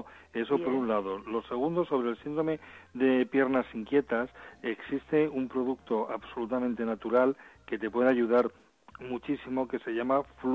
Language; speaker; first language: Spanish; native; Spanish